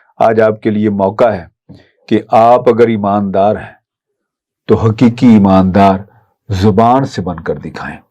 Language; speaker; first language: Urdu; non-native, local second language; Punjabi